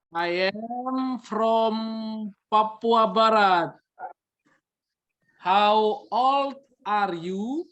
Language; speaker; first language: English; non-native, learner; Indonesian